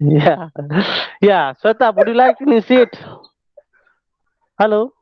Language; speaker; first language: English; non-native, local second language; Hindi